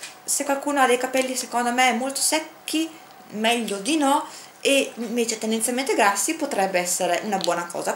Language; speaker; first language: Italian; native; Italian